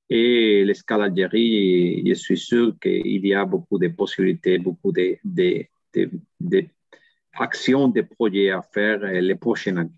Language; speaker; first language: French; non-native, learner; Spanish